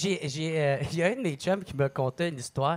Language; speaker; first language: French; native; French